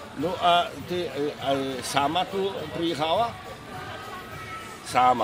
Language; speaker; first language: Russian; non-native, learner; Polish